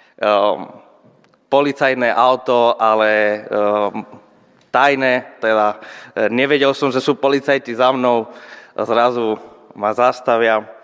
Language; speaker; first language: Slovak; non-native, fluent; Spanish